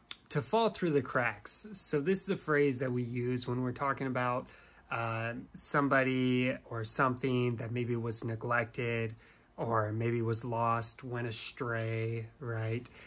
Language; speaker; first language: English; native; English